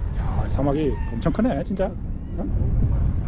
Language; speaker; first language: Korean; native; Korean